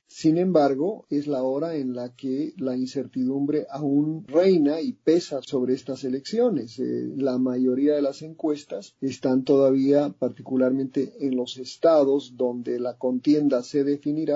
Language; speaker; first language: Spanish; native; Spanish